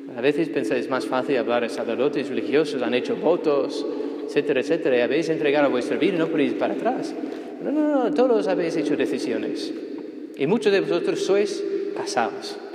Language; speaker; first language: Spanish; non-native, fluent; English